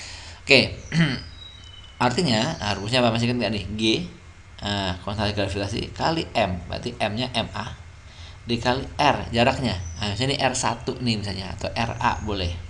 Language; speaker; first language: Indonesian; native; Indonesian